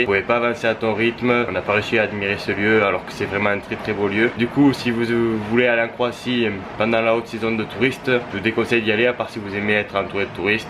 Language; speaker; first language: French; native; French